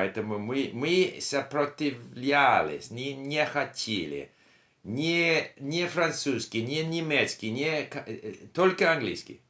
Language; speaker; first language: Russian; non-native, learner; English